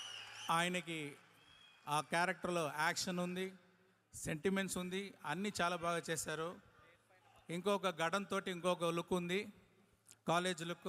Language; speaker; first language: Telugu; non-native, local second language; Tamil